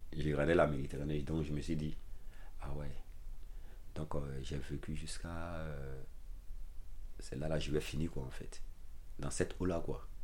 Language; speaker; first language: French; non-native, local second language; Dyula